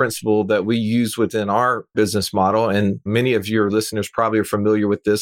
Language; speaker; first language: English; native; English